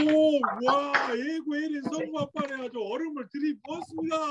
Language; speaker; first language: Korean; native; Korean